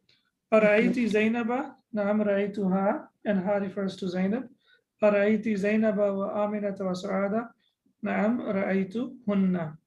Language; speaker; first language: Arabic; non-native, fluent; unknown